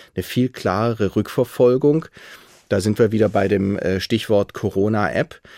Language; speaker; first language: German; native; German